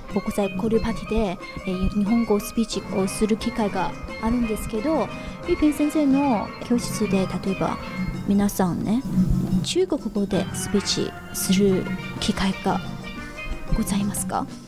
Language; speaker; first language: Japanese; non-native, fluent; Chinese